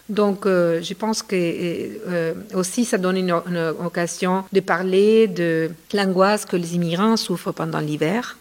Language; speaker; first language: French; non-native, fluent; Spanish